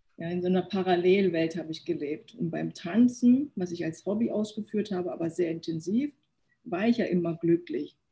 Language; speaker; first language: German; early bilingual, other home language; Korean